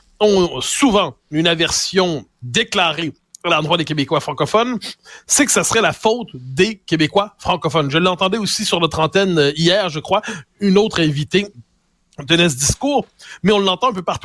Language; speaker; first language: French; native; French